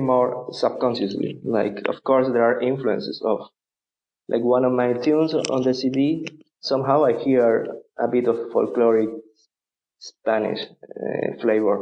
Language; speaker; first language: English; non-native, fluent; Spanish